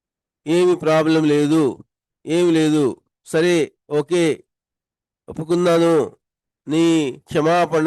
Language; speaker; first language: Telugu; non-native, local second language; Urdu